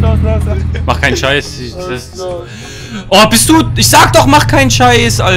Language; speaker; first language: German; native; German